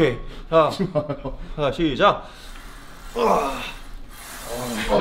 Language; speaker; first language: Korean; native; Korean